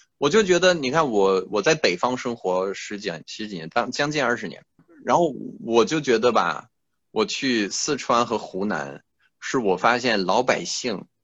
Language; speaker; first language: Chinese; non-native, fluent; French